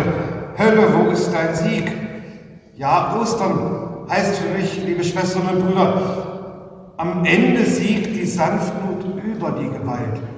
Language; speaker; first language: German; native; German